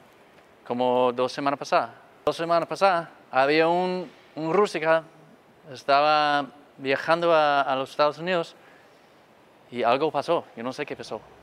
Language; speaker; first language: Spanish; non-native, fluent; English